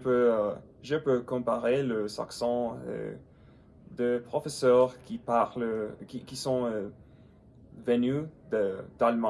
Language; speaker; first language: French; non-native, learner; English